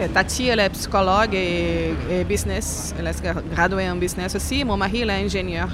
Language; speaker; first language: French; non-native, fluent; Portuguese